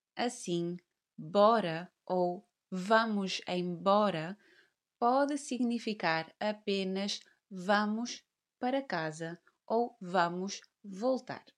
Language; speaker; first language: Portuguese; native; Portuguese